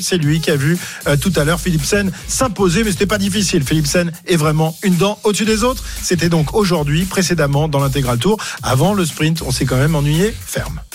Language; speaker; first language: French; native; French